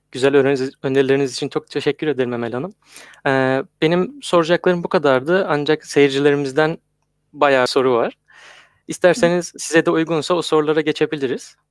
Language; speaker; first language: Turkish; native; Turkish